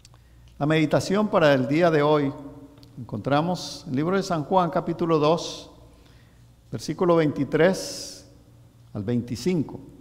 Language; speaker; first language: Spanish; native; Spanish